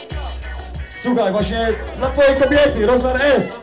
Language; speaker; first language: Polish; native; Polish